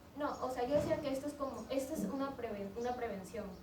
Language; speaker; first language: Spanish; native; Spanish